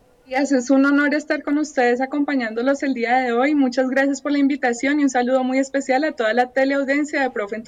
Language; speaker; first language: Spanish; native; Spanish